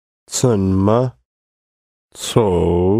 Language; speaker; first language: Chinese; non-native, learner; English